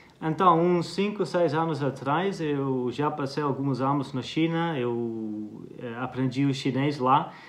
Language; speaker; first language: Portuguese; non-native, fluent; Dutch